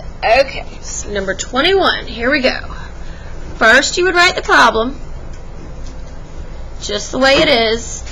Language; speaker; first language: English; native; English